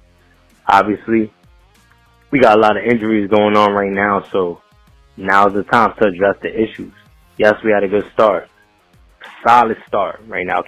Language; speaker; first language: English; native; English